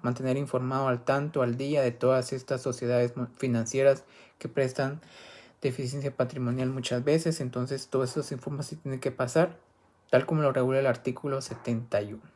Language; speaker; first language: Spanish; native; Spanish